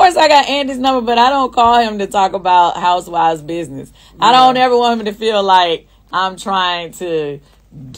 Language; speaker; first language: English; native; English